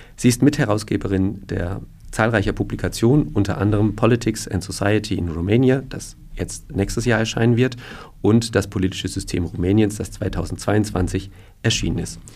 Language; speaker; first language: German; native; German